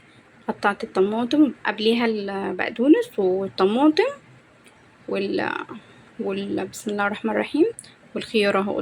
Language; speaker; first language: Arabic; native; Arabic